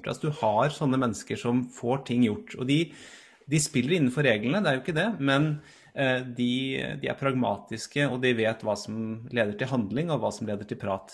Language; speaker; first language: Norwegian; native; Norwegian